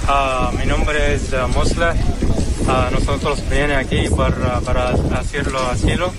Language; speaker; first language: Spanish; non-native, learner; Arabic